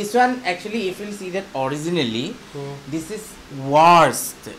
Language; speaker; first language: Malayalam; non-native, learner; Assamese